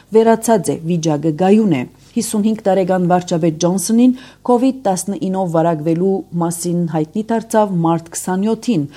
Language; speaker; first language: Armenian; native; Armenian